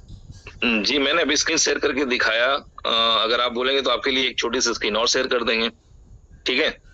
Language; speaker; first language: Hindi; native; Hindi